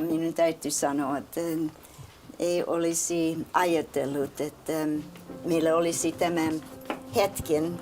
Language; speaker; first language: Finnish; non-native, learner; English